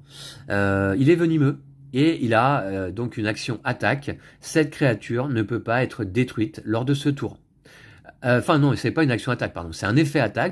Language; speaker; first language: French; native; French